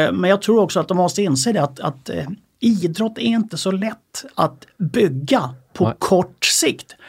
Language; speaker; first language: Swedish; native; Swedish